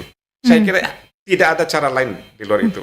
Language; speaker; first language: Indonesian; native; Indonesian